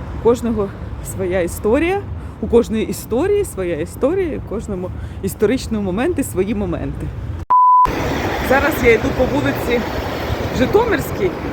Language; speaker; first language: Ukrainian; native; Ukrainian